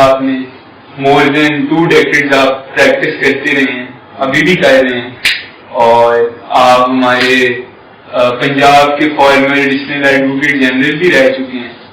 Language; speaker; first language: Urdu; non-native, local second language; Punjabi